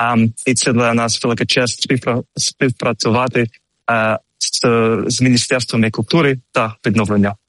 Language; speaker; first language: Ukrainian; non-native, learner; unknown